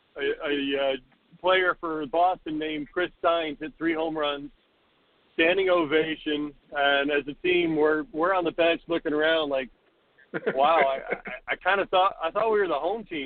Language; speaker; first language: English; native; English